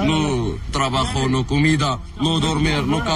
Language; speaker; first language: Spanish; non-native, learner; Arabic